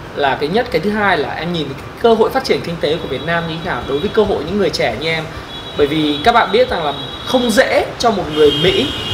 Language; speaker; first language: Vietnamese; native; Vietnamese